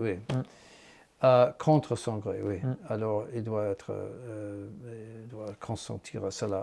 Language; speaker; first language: French; non-native, fluent; English